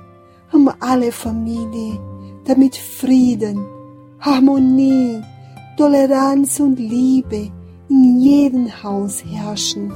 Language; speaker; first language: German; non-native, fluent; Portuguese